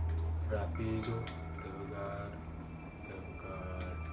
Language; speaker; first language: Portuguese; non-native, learner; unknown